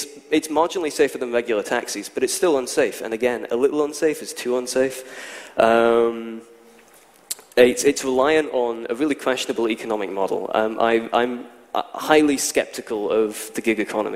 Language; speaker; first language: English; native; English